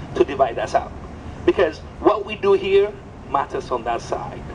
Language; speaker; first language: English; non-native, fluent; Amharic